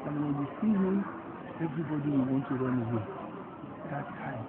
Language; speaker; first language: English; non-native, local second language; Yoruba